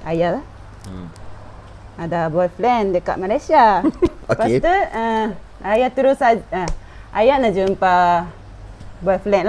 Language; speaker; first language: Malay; non-native, fluent; Japanese